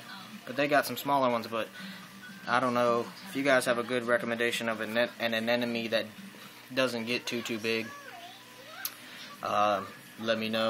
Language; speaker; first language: English; native; English